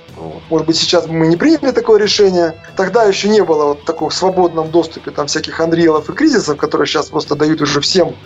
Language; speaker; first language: Russian; native; Russian